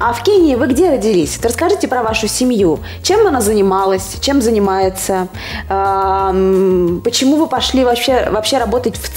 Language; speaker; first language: Russian; native; Russian